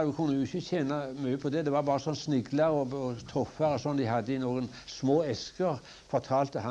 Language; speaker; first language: Norwegian; native; Norwegian